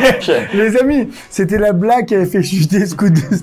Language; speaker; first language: French; native; French